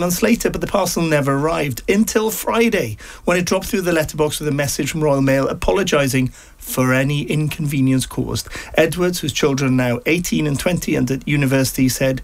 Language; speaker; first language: English; native; English